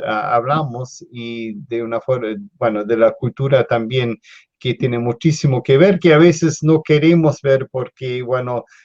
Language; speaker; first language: Spanish; non-native, fluent; English